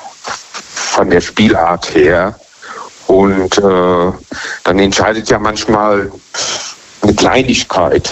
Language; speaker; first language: German; native; German